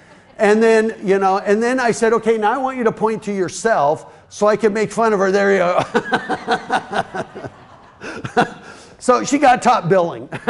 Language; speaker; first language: English; native; English